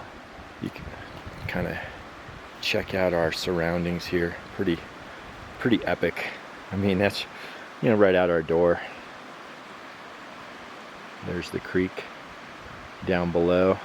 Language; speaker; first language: English; native; English